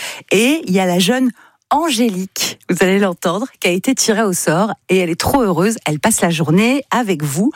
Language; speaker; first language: French; native; French